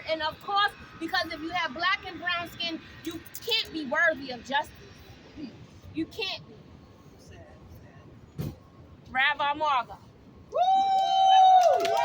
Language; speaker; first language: English; native; English